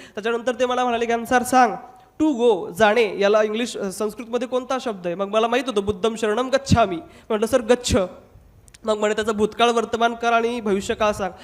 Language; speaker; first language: Marathi; non-native, local second language; Hindi